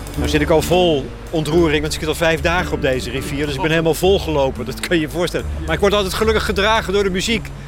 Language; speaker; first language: Dutch; native; Dutch